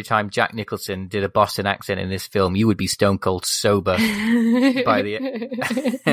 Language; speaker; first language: English; native; English